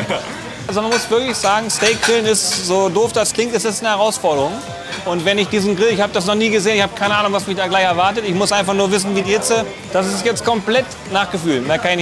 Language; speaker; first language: German; native; German